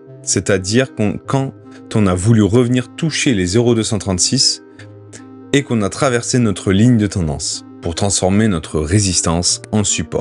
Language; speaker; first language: French; native; French